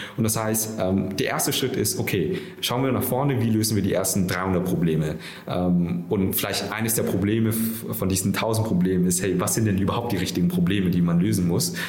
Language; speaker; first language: German; early bilingual, other home language; Vietnamese